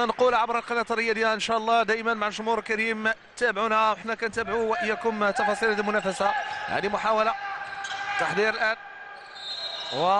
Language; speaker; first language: Arabic; native; Arabic